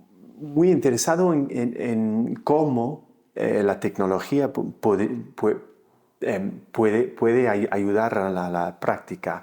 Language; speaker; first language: Spanish; non-native, fluent; English